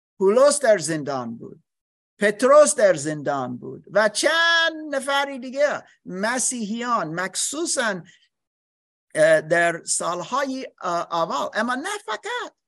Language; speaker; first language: Persian; non-native, learner; English